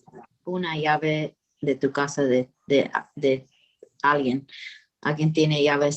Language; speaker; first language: Spanish; early bilingual, heritage; Spanish